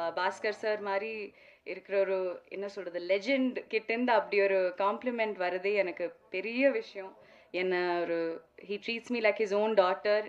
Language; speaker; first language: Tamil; non-native, local second language; Malayalam